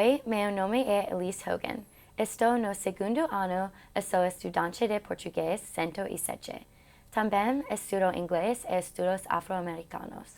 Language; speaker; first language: Portuguese; non-native, learner; English